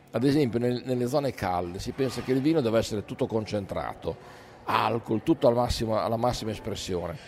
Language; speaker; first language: Italian; native; Italian